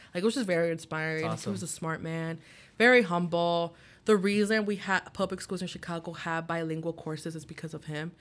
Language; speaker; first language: English; native; English